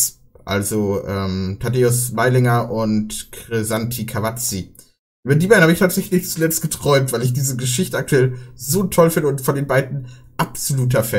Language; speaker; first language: German; native; German